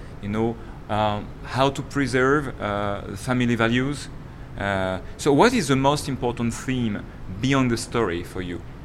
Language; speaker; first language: English; non-native, fluent; French